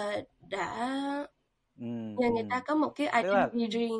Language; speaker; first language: Vietnamese; early bilingual, heritage; Vietnamese